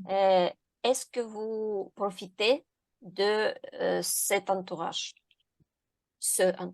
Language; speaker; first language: French; non-native, learner; Ukrainian